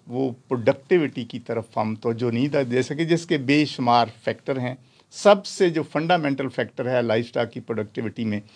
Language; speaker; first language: Urdu; non-native, local second language; Punjabi